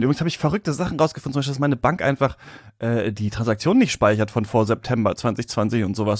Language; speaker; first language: German; native; German